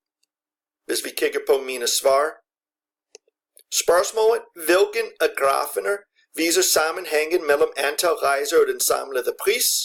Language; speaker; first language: Danish; non-native, fluent; English